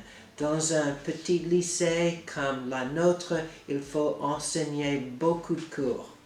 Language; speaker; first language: French; non-native, fluent; English